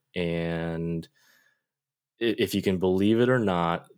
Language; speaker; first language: English; native; English